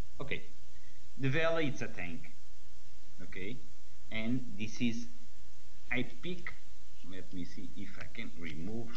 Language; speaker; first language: English; non-native, learner; Portuguese